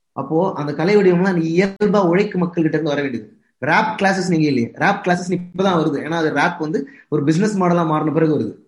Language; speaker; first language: Tamil; native; Tamil